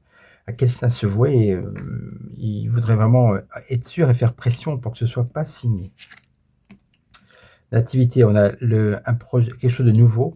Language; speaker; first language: French; native; French